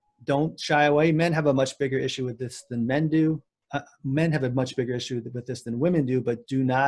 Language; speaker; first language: English; native; English